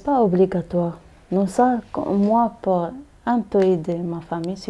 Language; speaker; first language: French; non-native, learner; Arabic